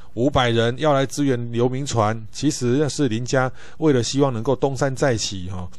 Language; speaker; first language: Chinese; native; Chinese